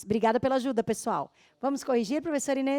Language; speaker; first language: Portuguese; native; Portuguese